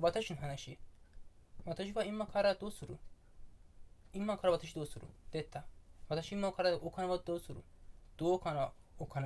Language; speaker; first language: Japanese; non-native, learner; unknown